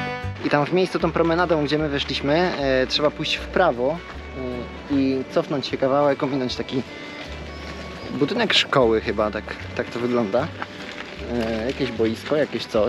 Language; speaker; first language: Polish; native; Polish